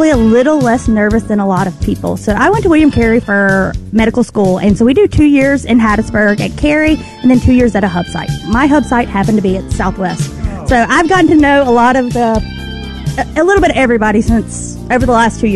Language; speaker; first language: English; native; English